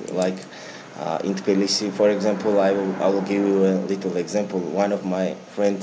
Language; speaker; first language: English; non-native, learner; Georgian